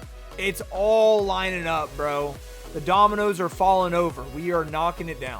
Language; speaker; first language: English; native; English